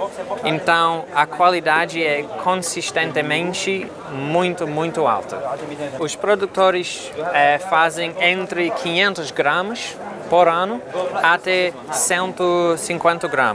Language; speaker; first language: Portuguese; non-native, fluent; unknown